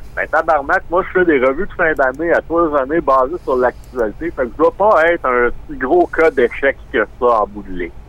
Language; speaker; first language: French; native; French